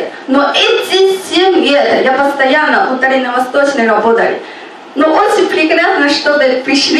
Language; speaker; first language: Russian; non-native, learner; Chinese